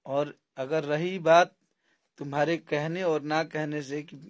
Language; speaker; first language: Hindi; native; Hindi